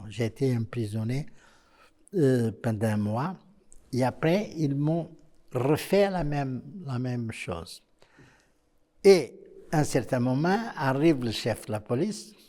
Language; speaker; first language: French; non-native, fluent; Portuguese